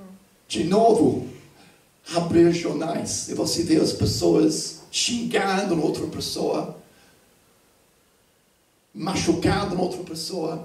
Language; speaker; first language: Portuguese; non-native, fluent; English